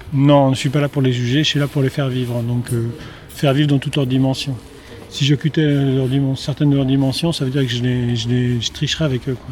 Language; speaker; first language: French; native; French